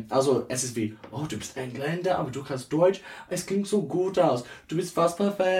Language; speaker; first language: German; non-native, learner; English